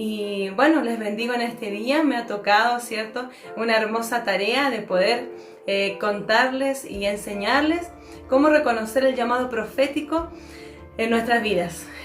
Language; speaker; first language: Spanish; native; Spanish